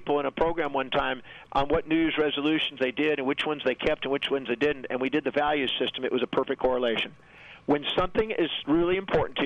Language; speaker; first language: English; native; English